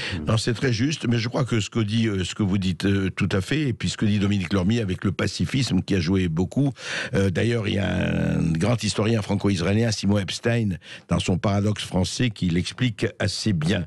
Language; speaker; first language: French; native; French